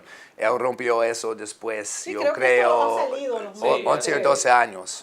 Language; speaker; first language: Spanish; non-native, learner; English